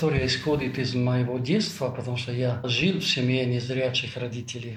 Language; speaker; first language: Russian; non-native, fluent; Italian